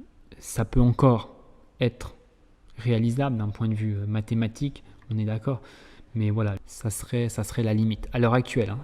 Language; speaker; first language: French; native; French